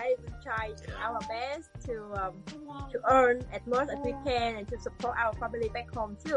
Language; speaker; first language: English; non-native, learner; Vietnamese